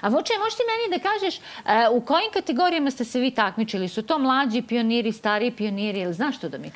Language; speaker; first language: Croatian; native; Croatian